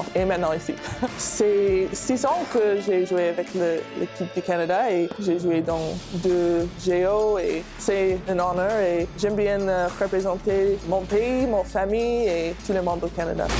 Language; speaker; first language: French; non-native, learner; English